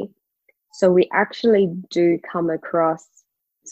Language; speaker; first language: English; native; English